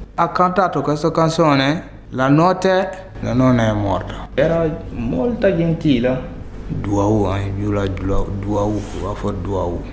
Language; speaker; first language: Italian; non-native, fluent; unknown